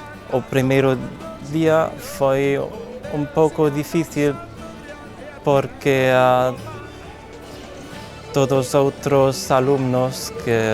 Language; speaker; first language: Galician; non-native, fluent; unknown